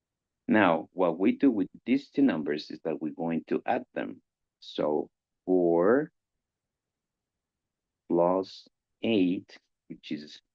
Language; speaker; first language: English; non-native, fluent; Spanish